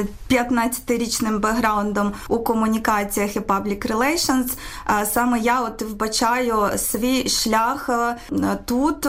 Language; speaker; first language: Ukrainian; native; Ukrainian